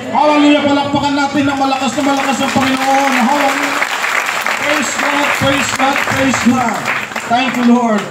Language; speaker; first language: Filipino; non-native, local second language; Pampanga